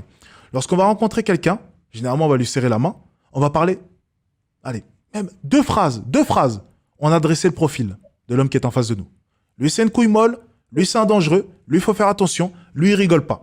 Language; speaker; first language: French; native; French